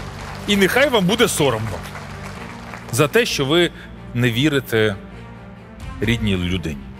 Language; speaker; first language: Ukrainian; native; Ukrainian